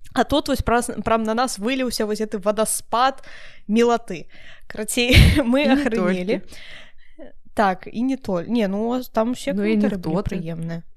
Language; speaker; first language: Belarusian; non-native, local second language; Russian